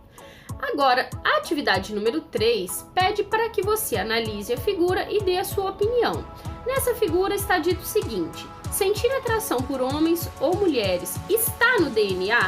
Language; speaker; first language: Portuguese; native; Portuguese